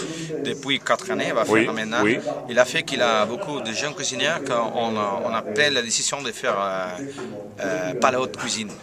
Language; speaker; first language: French; non-native, learner; Spanish